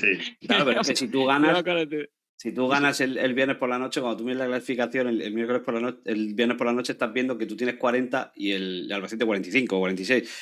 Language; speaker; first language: Spanish; native; Spanish